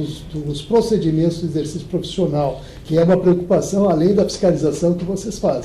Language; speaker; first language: Portuguese; native; Portuguese